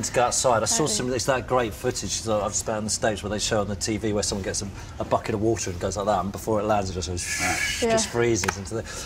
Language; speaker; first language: English; native; English